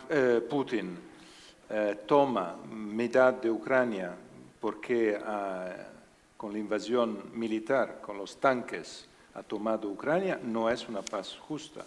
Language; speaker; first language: Spanish; non-native, learner; Italian